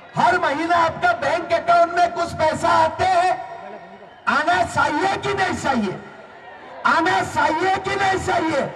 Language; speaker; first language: Hindi; non-native, local second language; Assamese